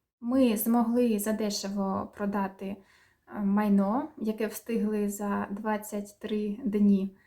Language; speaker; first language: Ukrainian; native; Ukrainian